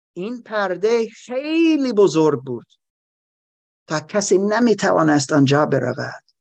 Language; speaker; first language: Persian; non-native, learner; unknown